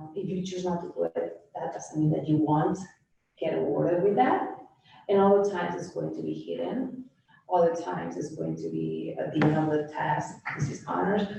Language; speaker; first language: English; non-native, fluent; Spanish